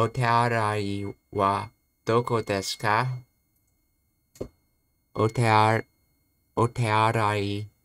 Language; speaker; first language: Japanese; non-native, learner; English